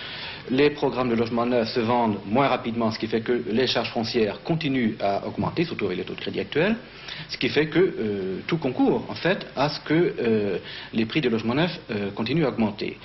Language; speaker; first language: French; native; French